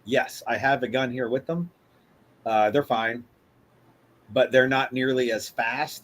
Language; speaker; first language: English; native; English